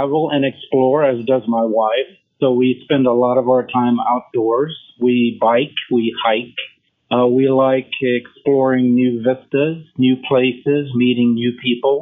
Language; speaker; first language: English; early bilingual, other home language; French